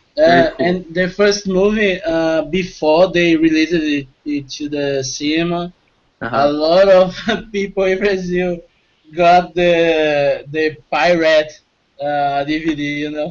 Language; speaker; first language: English; non-native, fluent; Portuguese